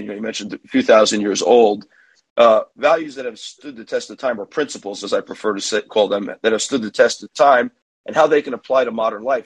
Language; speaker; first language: English; native; English